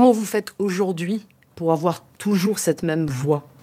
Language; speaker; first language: French; native; French